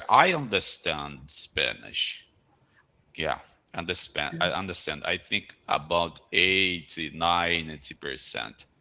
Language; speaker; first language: English; non-native, fluent; Portuguese